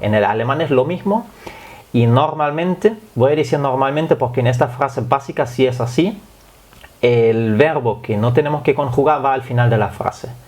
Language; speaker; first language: Spanish; non-native, fluent; German